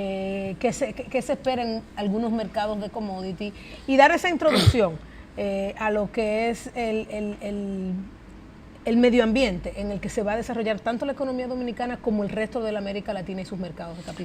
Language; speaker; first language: Spanish; native; Spanish